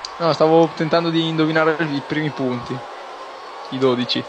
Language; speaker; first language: Italian; native; Italian